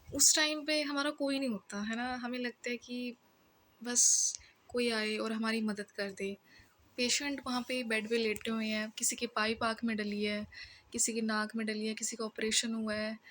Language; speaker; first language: Hindi; non-native, local second language; Punjabi